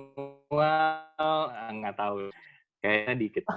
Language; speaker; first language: Indonesian; native; Indonesian